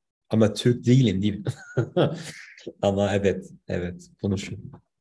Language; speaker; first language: Turkish; non-native, learner; English